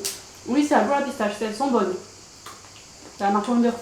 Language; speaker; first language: French; native; French